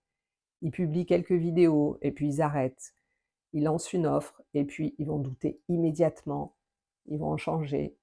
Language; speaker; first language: French; native; French